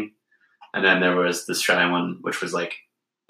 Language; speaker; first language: English; native; English